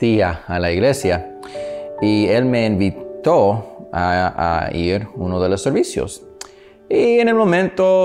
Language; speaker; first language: Spanish; non-native, learner; English